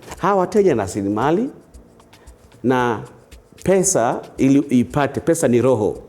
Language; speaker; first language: Swahili; native; Swahili